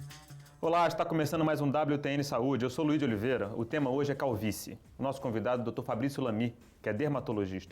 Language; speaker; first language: Portuguese; native; Portuguese